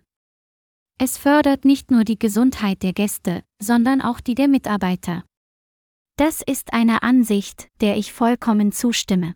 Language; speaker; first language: German; non-native, fluent; Vietnamese